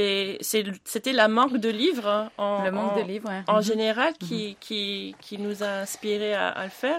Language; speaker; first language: French; non-native, local second language; English